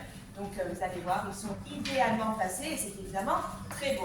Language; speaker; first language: French; native; French